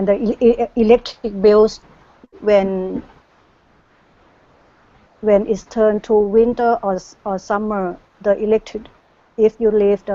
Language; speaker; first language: English; non-native, learner; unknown